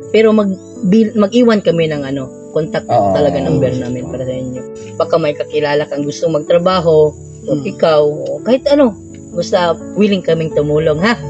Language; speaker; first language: Filipino; non-native, local second language; Cebuano